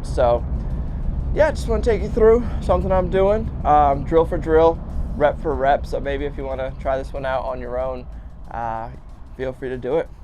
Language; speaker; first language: English; native; English